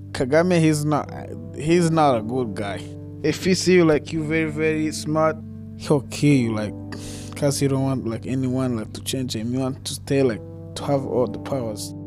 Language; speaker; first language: English; non-native, local second language; Kinyarwanda